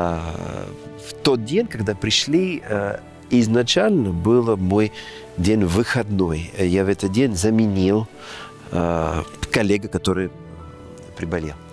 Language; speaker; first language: Russian; non-native, fluent; Greek